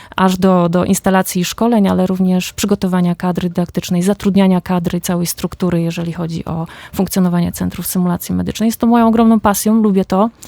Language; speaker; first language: Polish; native; Polish